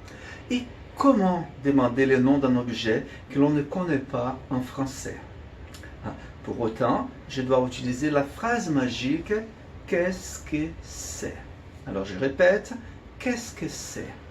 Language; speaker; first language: French; non-native, fluent; Portuguese